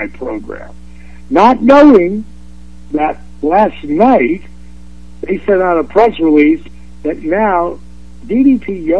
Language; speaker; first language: English; native; English